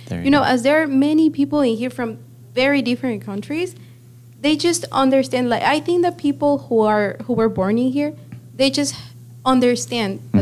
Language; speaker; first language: English; non-native, fluent; Spanish